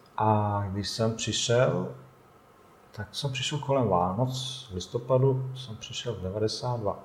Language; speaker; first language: Czech; non-native, fluent; Bosnian